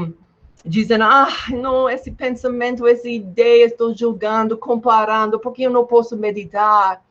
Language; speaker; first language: Portuguese; non-native, fluent; English